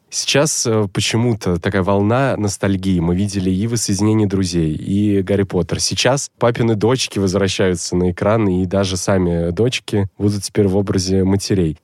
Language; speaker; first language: Russian; native; Russian